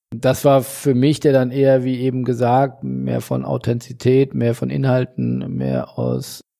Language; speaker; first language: German; native; German